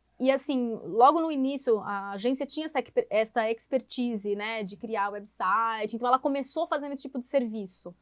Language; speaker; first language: Portuguese; native; Portuguese